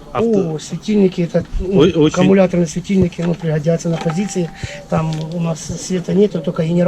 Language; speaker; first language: Russian; non-native, local second language; Ukrainian